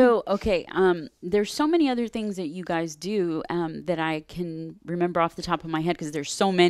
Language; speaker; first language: English; native; English